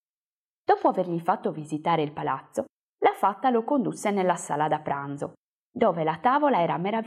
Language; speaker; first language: Italian; native; Italian